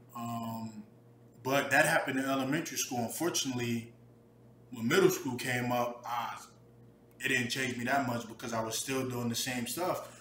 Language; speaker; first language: English; native; English